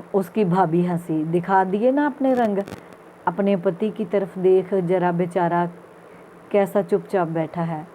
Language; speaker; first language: Hindi; non-native, local second language; Punjabi